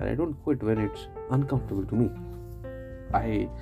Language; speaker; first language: Hindi; native; Hindi